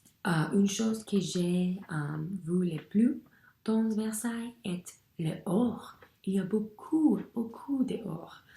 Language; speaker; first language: French; non-native, learner; English